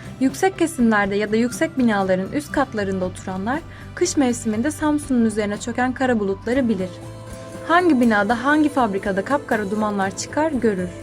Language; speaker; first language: Turkish; native; Turkish